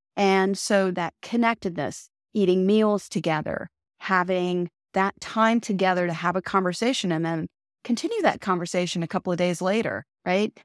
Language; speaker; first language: English; early bilingual, other home language; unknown